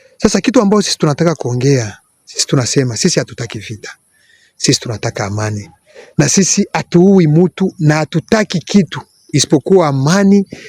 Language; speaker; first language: Swahili; non-native, local second language; Kinyarwanda